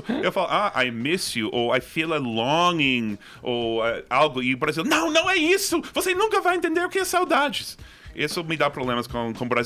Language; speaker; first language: Portuguese; non-native, fluent; English